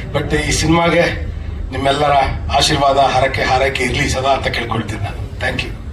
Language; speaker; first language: Kannada; native; Kannada